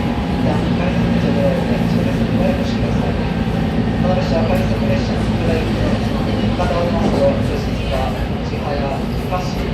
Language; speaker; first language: Japanese; native; Japanese